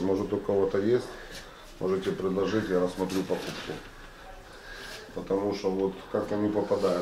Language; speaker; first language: Russian; native; Russian